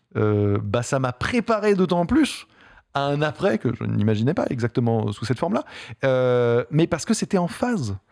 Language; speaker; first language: French; native; French